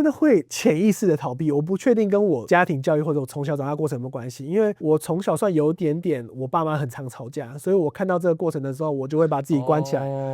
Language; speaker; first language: Chinese; native; Chinese